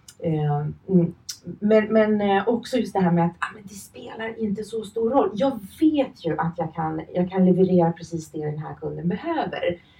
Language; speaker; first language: Swedish; early bilingual, other home language; Finnish